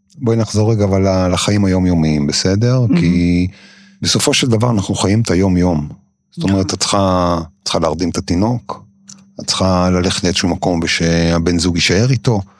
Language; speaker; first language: Hebrew; native; Hebrew